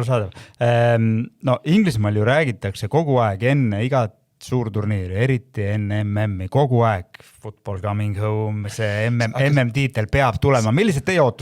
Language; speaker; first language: Estonian; native; Estonian